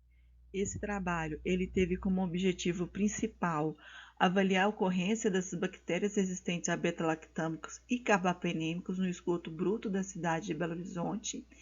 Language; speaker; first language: Portuguese; native; Portuguese